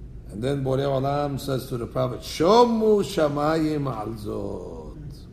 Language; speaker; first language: English; native; English